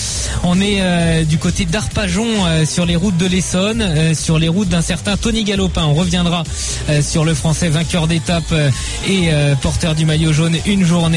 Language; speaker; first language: French; native; French